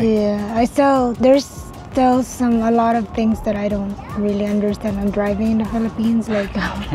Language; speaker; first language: English; non-native, local second language; Cebuano